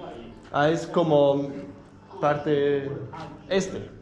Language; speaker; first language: Spanish; non-native, fluent; Danish